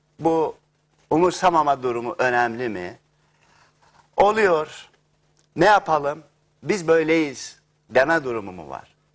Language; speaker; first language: Turkish; native; Turkish